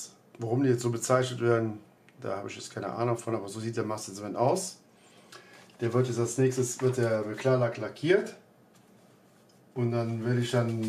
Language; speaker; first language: German; native; German